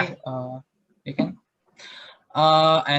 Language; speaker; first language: English; non-native, learner; Indonesian